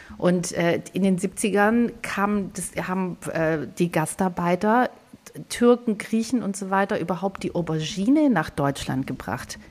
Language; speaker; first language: German; early bilingual, other home language; Greek